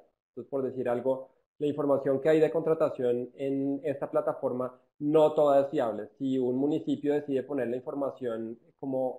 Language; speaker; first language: Spanish; native; Spanish